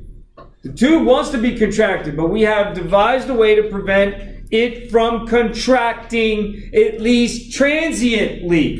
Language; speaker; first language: English; native; English